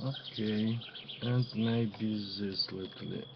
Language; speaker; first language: English; non-native, learner; Ukrainian